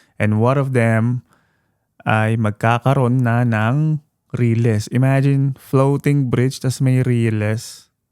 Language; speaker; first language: Filipino; native; Filipino